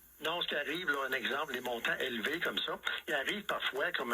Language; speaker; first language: French; native; French